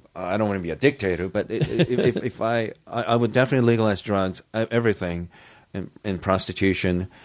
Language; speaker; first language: English; early bilingual, other home language; Japanese